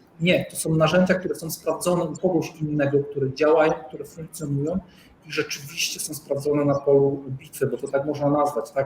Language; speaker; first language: Polish; native; Polish